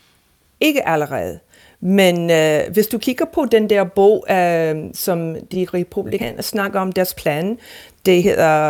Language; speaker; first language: Danish; non-native, fluent; English